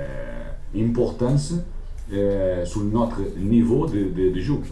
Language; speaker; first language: French; non-native, learner; Portuguese